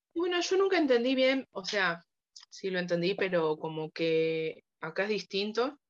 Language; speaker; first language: Spanish; native; Spanish